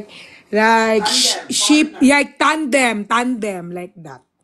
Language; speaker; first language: English; non-native, learner; Filipino